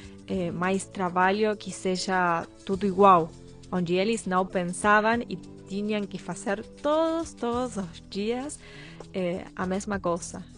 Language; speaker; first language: Portuguese; non-native, fluent; Spanish